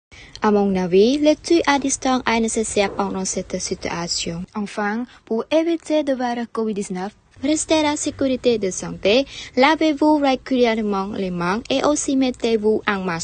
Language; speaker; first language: French; non-native, learner; Khmer